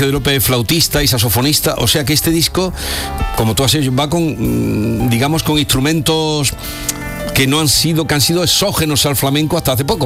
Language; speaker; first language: Spanish; native; Spanish